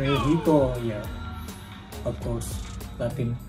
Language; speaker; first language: English; non-native, learner; Indonesian